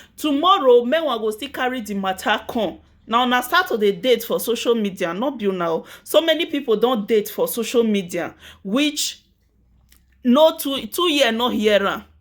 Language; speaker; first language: Nigerian Pidgin; native; Nigerian Pidgin